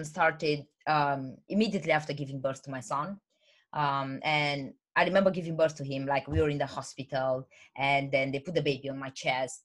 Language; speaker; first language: English; non-native, fluent; Romanian